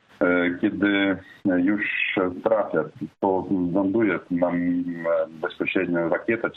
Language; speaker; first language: Polish; non-native, fluent; Ukrainian